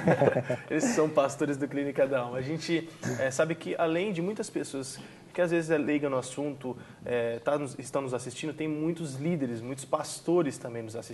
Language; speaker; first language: Portuguese; native; Portuguese